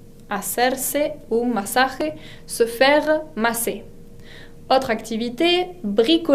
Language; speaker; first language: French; non-native, fluent; Spanish